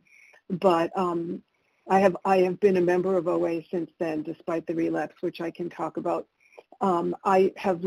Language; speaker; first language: English; early bilingual, other home language; Italian